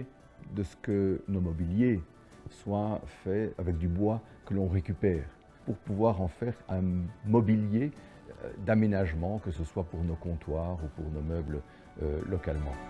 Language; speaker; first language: French; native; French